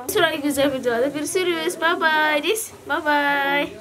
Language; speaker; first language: Turkish; non-native, learner; Indonesian